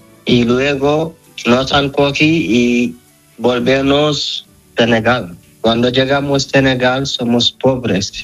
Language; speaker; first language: Spanish; non-native, learner; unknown